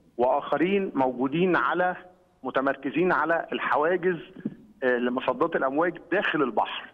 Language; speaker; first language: Egyptian Arabic; native; Egyptian Arabic